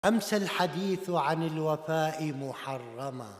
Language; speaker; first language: Arabic; native; Arabic